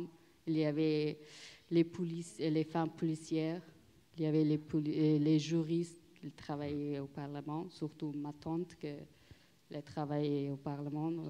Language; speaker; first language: French; non-native, learner; Persian